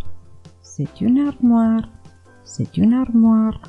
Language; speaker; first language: French; non-native, fluent; Romanian